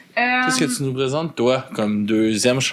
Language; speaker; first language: French; native; French